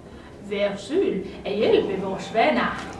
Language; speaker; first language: Danish; non-native, learner; English